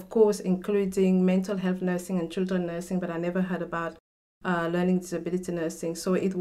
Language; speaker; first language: English; non-native, local second language; French